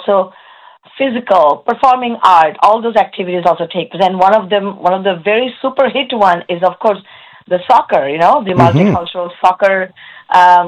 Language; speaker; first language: English; non-native, local second language; Bangla